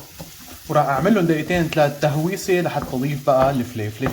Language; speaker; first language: Arabic; native; Arabic